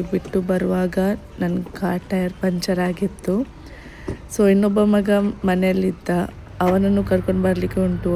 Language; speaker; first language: Kannada; non-native, local second language; Konkani